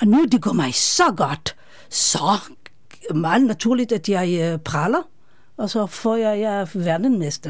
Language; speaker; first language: Danish; non-native, fluent; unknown